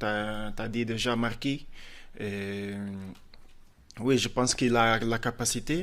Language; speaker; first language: French; non-native, fluent; Portuguese